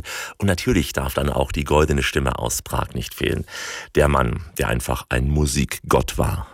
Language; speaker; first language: German; native; German